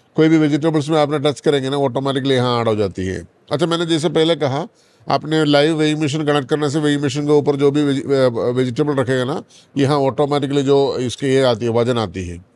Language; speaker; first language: Hindi; non-native, local second language; Malayalam